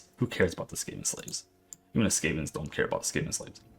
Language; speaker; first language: English; native; English